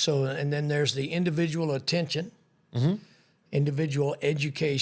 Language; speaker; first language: English; native; English